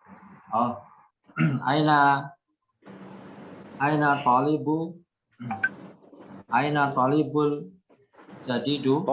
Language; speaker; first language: Arabic; non-native, learner; Indonesian